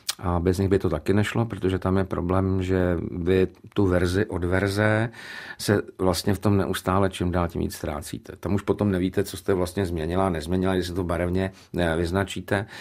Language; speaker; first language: Czech; native; Czech